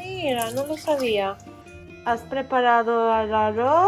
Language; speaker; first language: Spanish; non-native, fluent; Turkish